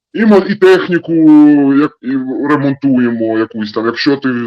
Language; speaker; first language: Ukrainian; non-native, local second language; Russian